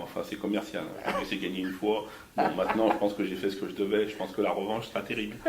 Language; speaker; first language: French; native; French